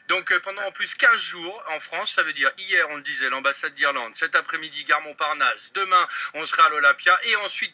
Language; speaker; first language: French; native; French